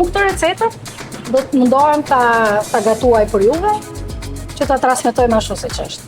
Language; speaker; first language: Albanian; native; Albanian